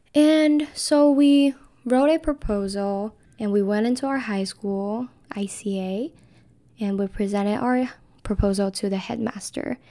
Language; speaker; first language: English; non-native, fluent; Chinese